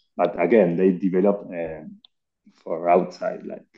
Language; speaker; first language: English; non-native, learner; Spanish